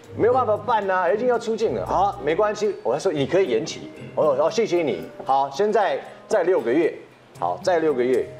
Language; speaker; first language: Chinese; early bilingual, heritage; Chinese